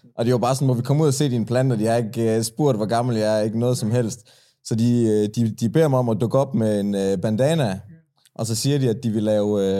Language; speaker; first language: Danish; early bilingual, other home language; Persian